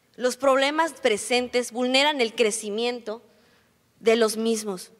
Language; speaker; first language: Spanish; native; Spanish